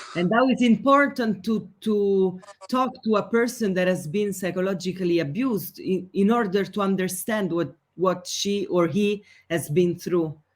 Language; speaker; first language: English; non-native, fluent; Italian